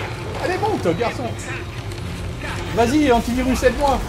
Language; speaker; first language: French; native; French